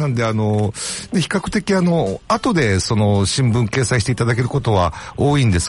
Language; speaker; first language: Japanese; native; Japanese